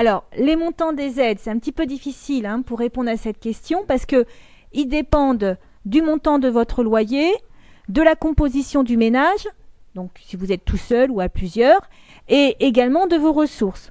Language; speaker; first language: French; native; French